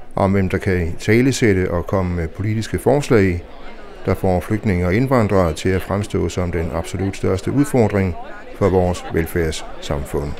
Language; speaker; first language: Danish; native; Danish